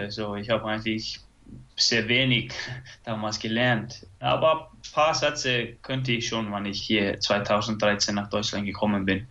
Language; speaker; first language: German; non-native, fluent; Icelandic